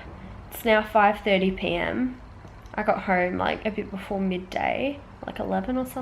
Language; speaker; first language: English; native; English